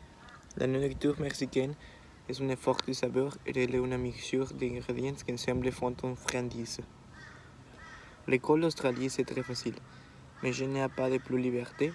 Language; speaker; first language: French; non-native, learner; Spanish